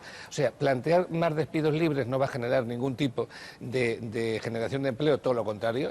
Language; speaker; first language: Spanish; native; Spanish